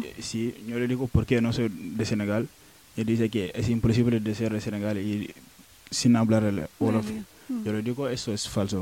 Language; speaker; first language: Spanish; non-native, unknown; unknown